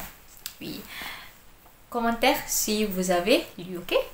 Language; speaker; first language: French; non-native, learner; Malay